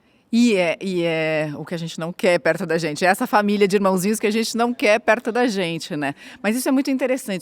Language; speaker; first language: Portuguese; native; Portuguese